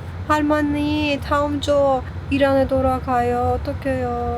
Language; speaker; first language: Korean; non-native, learner; Persian